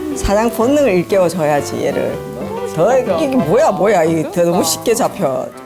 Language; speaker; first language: Korean; native; Korean